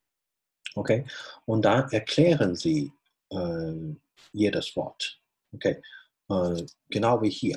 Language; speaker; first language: German; non-native, fluent; Chinese